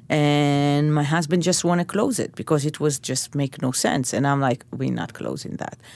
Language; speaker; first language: English; non-native, fluent; Hebrew